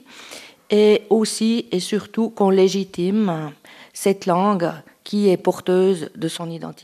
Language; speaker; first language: French; native; French